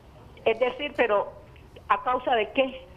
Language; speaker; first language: Spanish; native; Spanish